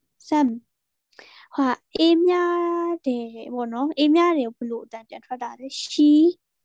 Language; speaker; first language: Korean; non-native, learner; Burmese